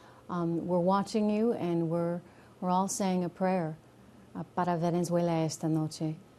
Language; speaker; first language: English; native; English